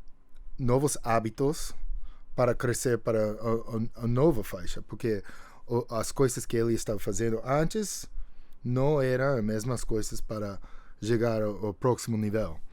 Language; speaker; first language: Portuguese; non-native, fluent; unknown